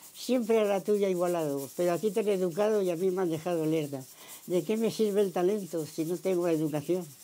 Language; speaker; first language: Spanish; native; Spanish